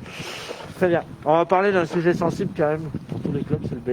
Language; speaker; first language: French; native; French